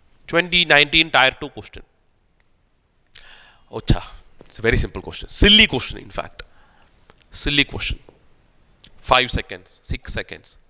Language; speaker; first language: English; non-native, local second language; Malayalam